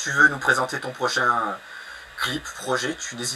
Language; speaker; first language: French; native; French